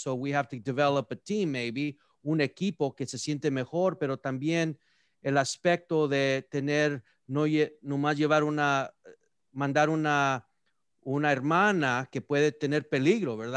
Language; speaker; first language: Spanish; early bilingual, heritage; Spanish